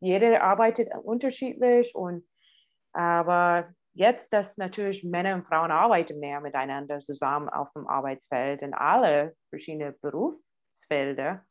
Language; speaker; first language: German; non-native, fluent; English